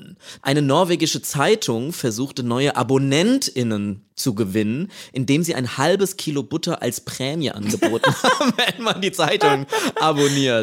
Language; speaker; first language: German; native; German